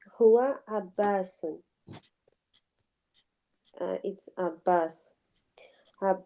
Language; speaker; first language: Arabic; non-native, learner; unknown